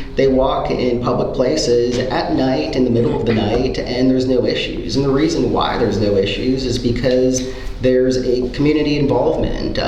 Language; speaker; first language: English; native; English